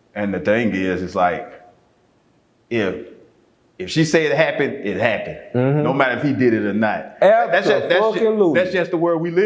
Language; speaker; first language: English; native; English